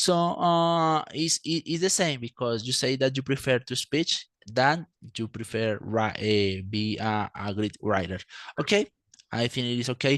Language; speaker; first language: English; non-native, fluent; Spanish